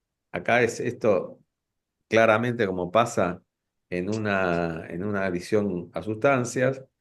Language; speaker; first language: Spanish; native; Spanish